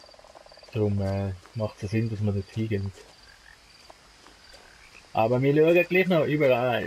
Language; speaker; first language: German; native; German